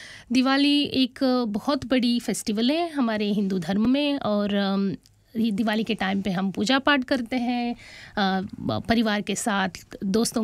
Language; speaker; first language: Hindi; non-native, local second language; Kannada